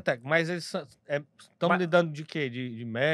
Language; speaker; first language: Portuguese; native; Portuguese